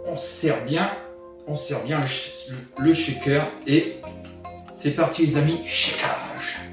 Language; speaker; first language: French; native; French